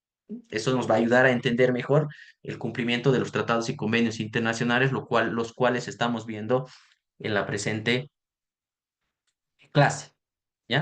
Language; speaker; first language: Spanish; native; Spanish